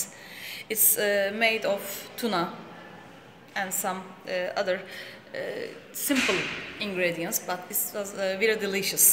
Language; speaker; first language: English; non-native, fluent; Turkish